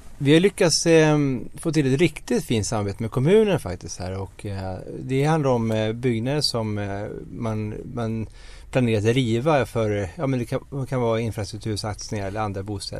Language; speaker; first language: Swedish; native; Swedish